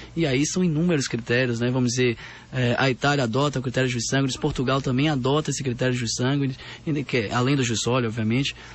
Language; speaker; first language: Portuguese; native; Portuguese